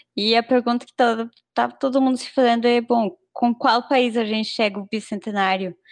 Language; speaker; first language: Portuguese; non-native, fluent; Spanish